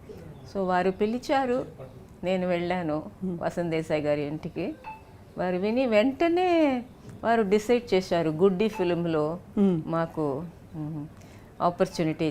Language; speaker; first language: Telugu; non-native, fluent; Tamil